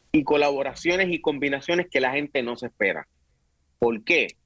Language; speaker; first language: Spanish; native; Spanish